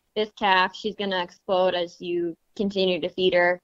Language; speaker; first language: English; native; English